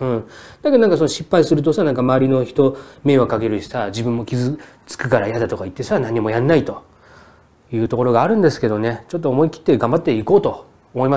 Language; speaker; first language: Japanese; native; Japanese